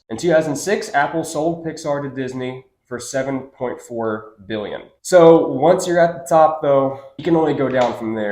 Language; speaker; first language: English; native; English